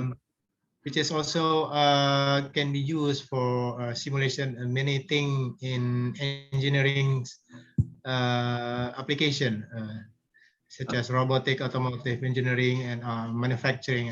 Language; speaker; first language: English; non-native, fluent; Indonesian